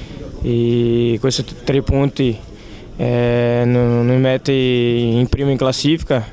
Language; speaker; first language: Italian; non-native, fluent; Portuguese